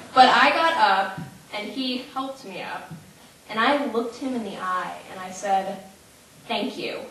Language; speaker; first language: English; native; English